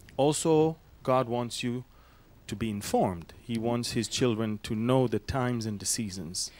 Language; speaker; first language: English; non-native, fluent; Hebrew